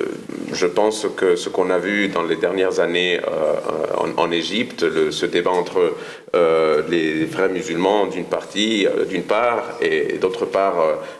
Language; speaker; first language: French; non-native, fluent; Spanish